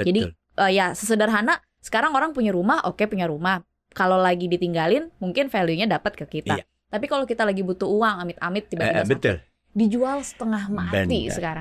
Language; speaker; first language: Indonesian; native; Indonesian